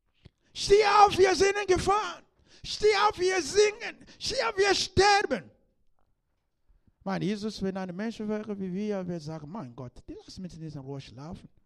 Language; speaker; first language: German; non-native, learner; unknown